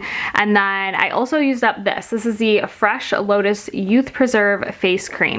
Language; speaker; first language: English; native; English